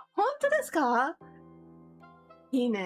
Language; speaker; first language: Japanese; non-native, learner; English